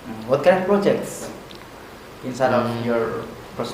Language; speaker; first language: English; non-native, fluent; Indonesian